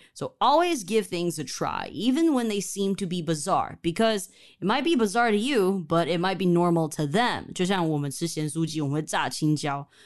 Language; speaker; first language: English; early bilingual, other home language; Chinese